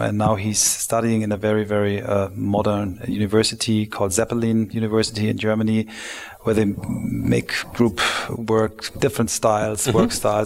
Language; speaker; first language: English; non-native, fluent; German